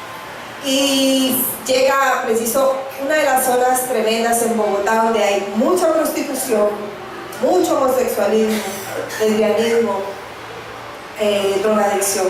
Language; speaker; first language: Spanish; native; Spanish